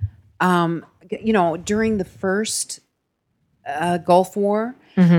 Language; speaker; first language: English; native; English